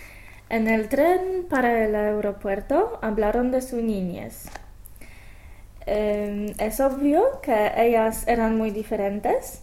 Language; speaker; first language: Spanish; non-native, fluent; English